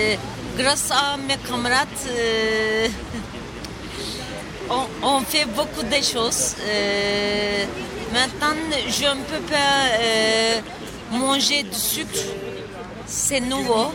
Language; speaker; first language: French; non-native, learner; Turkish